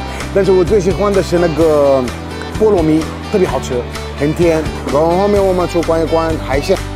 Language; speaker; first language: Chinese; non-native, learner; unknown